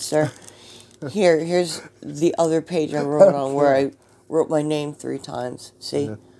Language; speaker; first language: English; native; English